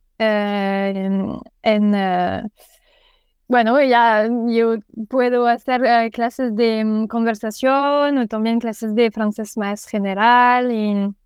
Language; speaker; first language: Spanish; non-native, learner; French